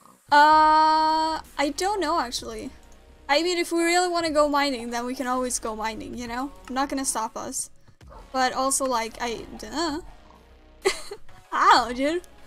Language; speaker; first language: English; non-native, fluent; Swedish